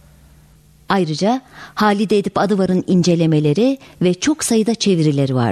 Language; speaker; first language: Turkish; native; Turkish